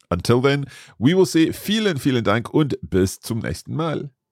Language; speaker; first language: German; non-native, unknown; English